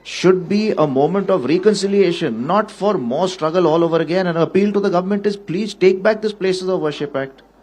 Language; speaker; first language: English; non-native, local second language; Hindi